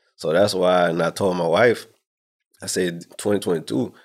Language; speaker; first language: English; native; English